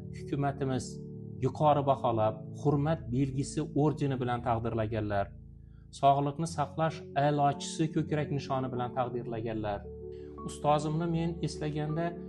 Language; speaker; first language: Uzbek; native; Uzbek